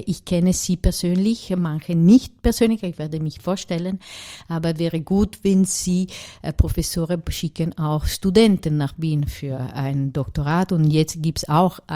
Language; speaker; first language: German; non-native, fluent; Italian